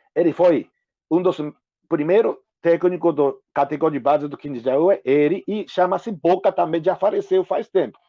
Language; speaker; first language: Portuguese; non-native, fluent; Japanese